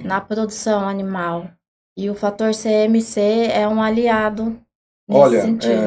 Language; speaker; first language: Portuguese; native; Portuguese